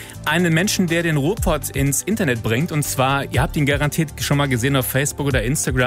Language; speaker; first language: German; native; German